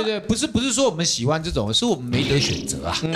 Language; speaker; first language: Chinese; native; Chinese